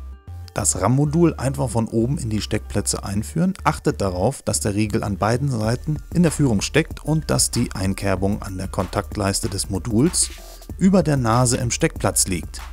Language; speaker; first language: German; native; German